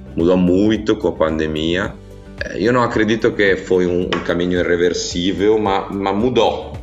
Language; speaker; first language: Portuguese; non-native, fluent; Italian